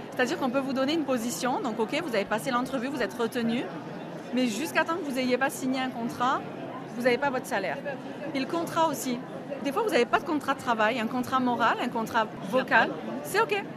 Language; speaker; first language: French; native; French